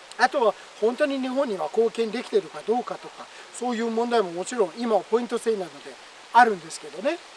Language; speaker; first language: Japanese; non-native, fluent; Persian